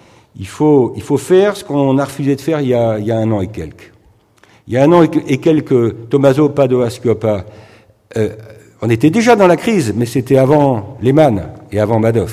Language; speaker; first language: French; native; French